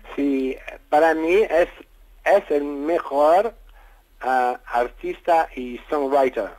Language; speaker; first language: Spanish; non-native, fluent; French